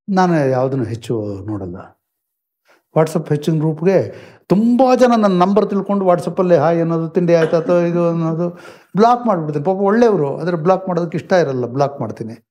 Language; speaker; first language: Kannada; native; Kannada